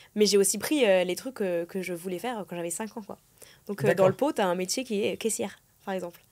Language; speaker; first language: French; native; French